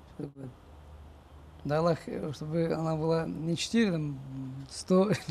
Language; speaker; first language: Russian; non-native, local second language; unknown